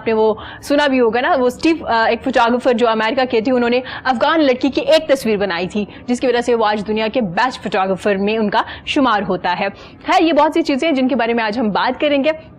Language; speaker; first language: Urdu; native; Urdu